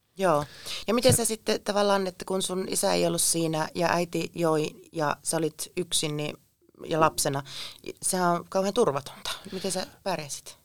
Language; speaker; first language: Finnish; native; Finnish